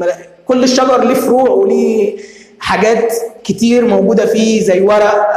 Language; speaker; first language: Arabic; native; Arabic